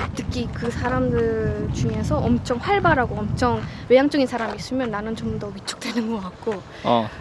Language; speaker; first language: Korean; non-native, fluent; Estonian